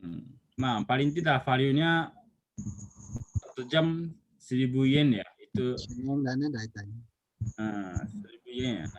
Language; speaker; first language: Indonesian; non-native, fluent; Japanese